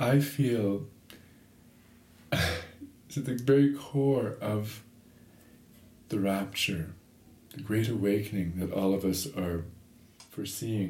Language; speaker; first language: English; native; English